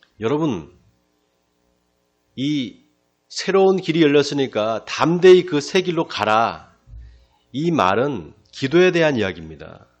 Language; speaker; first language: Korean; native; Korean